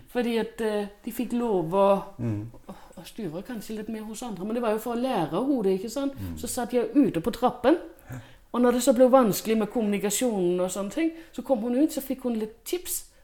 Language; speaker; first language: Norwegian; non-native, fluent; Danish